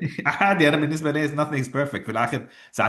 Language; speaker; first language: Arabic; native; Arabic